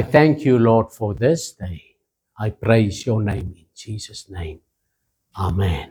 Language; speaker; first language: English; non-native, local second language; Afrikaans